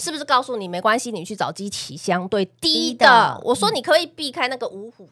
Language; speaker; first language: Chinese; native; Chinese